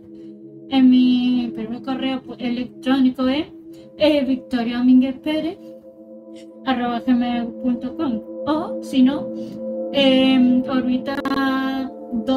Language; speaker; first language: Spanish; early bilingual, other home language; Russian